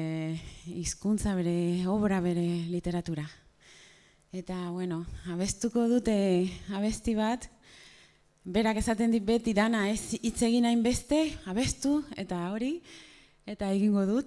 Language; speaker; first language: Basque; non-native, learner; Spanish